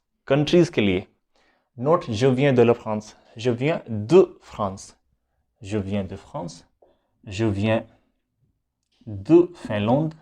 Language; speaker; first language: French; non-native, fluent; Hindi